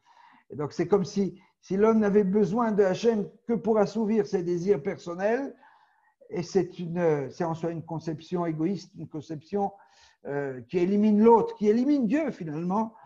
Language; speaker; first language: French; native; French